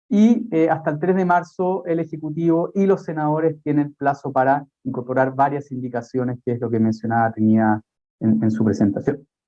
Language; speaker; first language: Spanish; native; Spanish